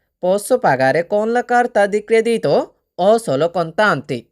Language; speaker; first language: Italian; non-native, learner; Bangla